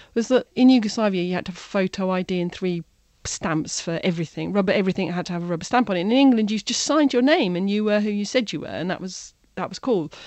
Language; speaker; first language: English; native; English